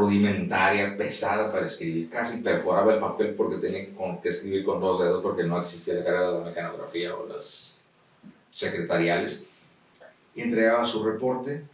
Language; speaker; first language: Spanish; native; Spanish